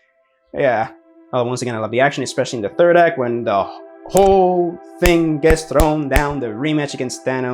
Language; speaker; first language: English; native; English